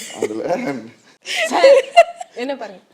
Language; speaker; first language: Tamil; native; Tamil